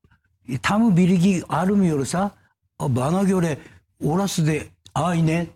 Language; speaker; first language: Turkish; non-native, learner; Japanese